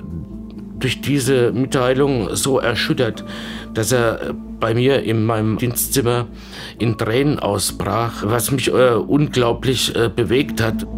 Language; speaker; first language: German; native; German